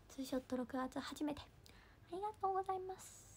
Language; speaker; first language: Japanese; native; Japanese